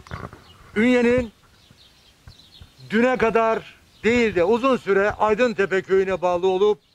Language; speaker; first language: Turkish; native; Turkish